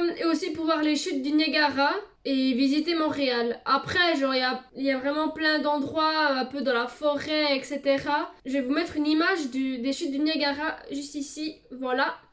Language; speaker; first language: French; early bilingual, other home language; Portuguese